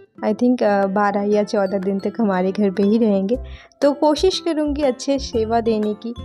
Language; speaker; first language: Hindi; non-native, local second language; Bangla